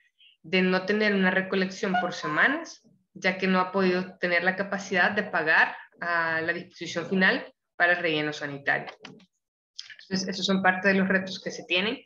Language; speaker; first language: Spanish; native; Spanish